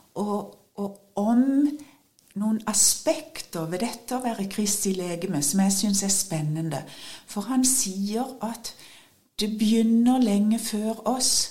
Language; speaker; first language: Norwegian; native; Norwegian